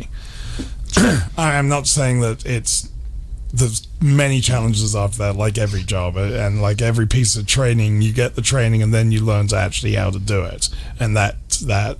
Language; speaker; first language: English; native; English